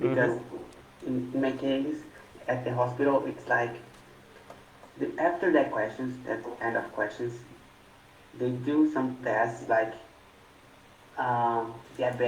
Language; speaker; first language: English; non-native, fluent; Portuguese